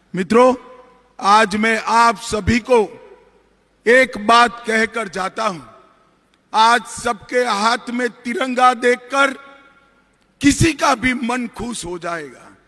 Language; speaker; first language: Hindi; non-native, local second language; Gujarati